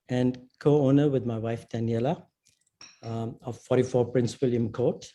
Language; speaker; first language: English; non-native, local second language; Hindi